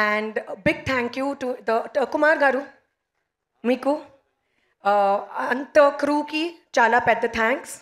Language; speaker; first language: Telugu; non-native, local second language; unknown